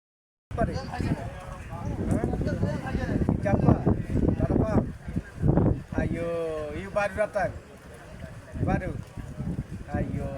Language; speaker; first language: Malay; non-native, learner; Bangla